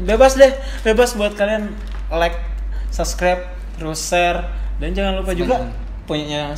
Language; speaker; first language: Indonesian; native; Indonesian